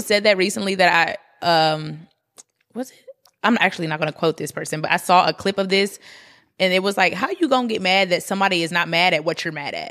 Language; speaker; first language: English; native; English